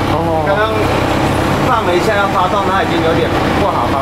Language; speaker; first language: Chinese; native; Chinese